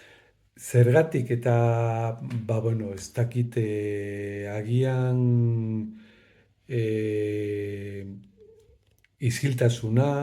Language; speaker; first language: Basque; non-native, local second language; Spanish